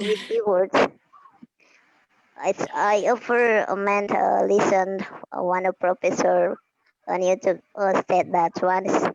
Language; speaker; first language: English; non-native, fluent; Indonesian